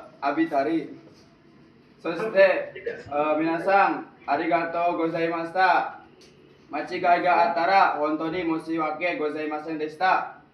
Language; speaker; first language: Japanese; non-native, learner; Indonesian